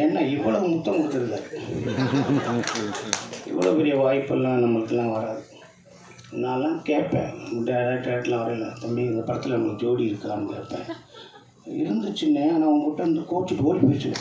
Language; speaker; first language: Tamil; native; Tamil